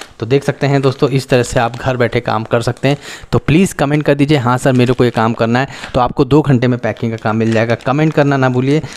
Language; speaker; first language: Hindi; native; Hindi